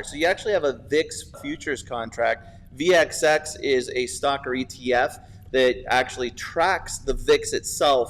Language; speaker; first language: English; native; English